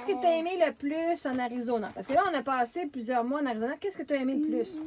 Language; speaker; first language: French; native; French